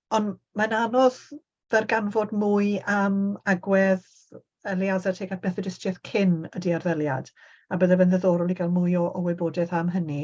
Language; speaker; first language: Welsh; native; Welsh